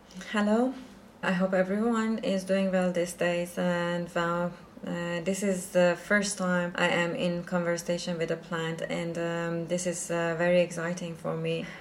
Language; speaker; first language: English; non-native, fluent; Persian